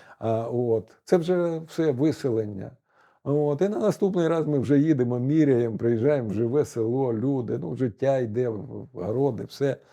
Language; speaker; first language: Ukrainian; native; Ukrainian